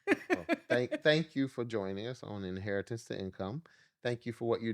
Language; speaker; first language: English; native; English